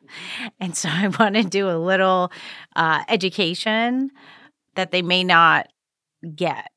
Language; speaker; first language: English; native; English